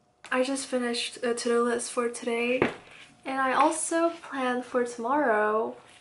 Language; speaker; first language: English; non-native, learner; Korean